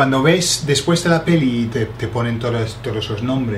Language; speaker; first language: Spanish; non-native, fluent; English